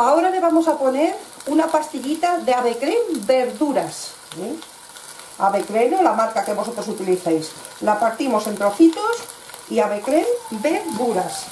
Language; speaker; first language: Spanish; native; Spanish